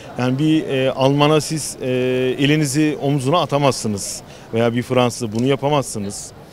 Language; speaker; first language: Turkish; native; Turkish